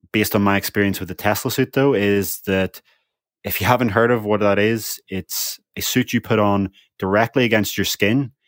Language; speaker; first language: English; native; English